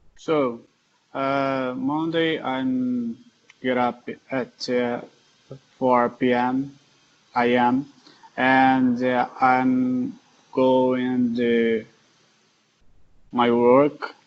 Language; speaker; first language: English; non-native, learner; Portuguese